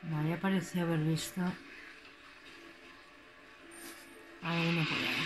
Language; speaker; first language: Spanish; native; Spanish